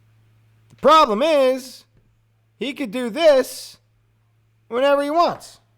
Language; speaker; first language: English; native; English